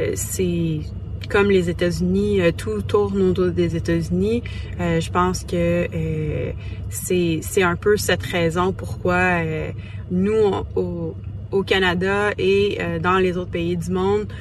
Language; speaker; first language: French; native; French